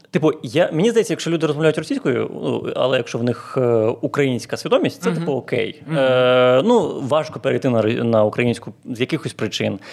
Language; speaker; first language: Ukrainian; non-native, local second language; Russian